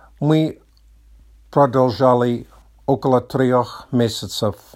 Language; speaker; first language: Russian; non-native, learner; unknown